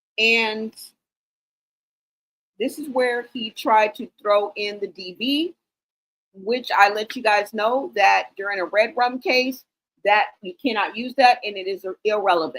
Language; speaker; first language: English; native; English